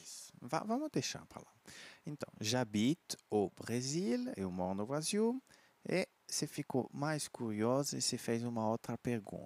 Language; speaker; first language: Portuguese; non-native, fluent; French